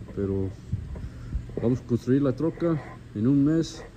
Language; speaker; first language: Spanish; early bilingual, heritage; Spanish